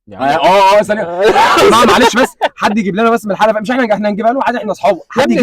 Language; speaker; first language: Arabic; native; Arabic